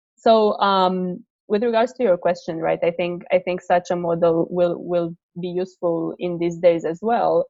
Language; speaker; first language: English; non-native, fluent; Romanian